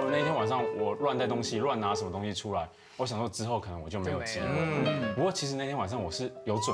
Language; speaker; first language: Chinese; native; Chinese